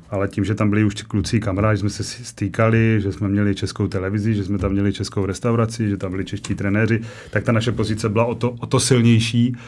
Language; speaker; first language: Czech; native; Czech